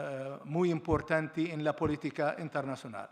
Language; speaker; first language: Spanish; non-native, learner; Arabic